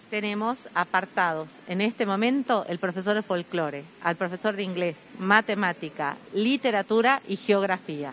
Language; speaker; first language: Spanish; native; Spanish